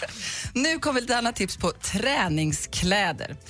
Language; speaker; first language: Swedish; native; Swedish